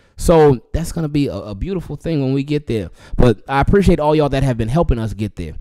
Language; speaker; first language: English; native; English